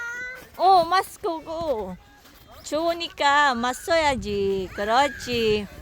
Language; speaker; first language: Korean; non-native, learner; Filipino